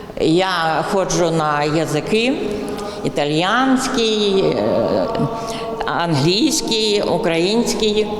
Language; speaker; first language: Ukrainian; non-native, local second language; Russian